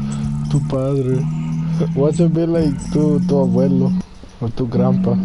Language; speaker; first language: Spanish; early bilingual, heritage; Spanish